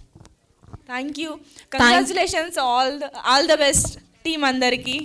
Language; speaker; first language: Telugu; non-native, learner; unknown